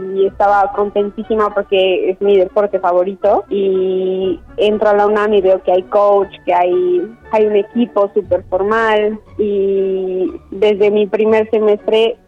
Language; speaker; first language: Spanish; native; Spanish